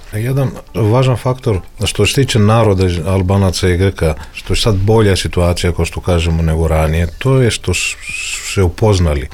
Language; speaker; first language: Serbian; non-native, fluent; Greek